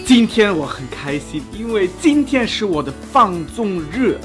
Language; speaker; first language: Chinese; non-native, fluent; German